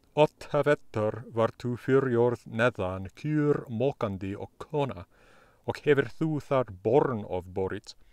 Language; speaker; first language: English; native; English